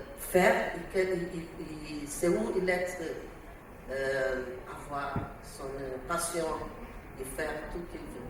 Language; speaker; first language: French; non-native, learner; Portuguese